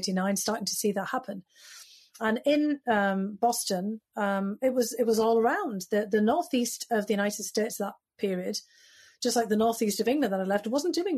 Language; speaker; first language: English; native; English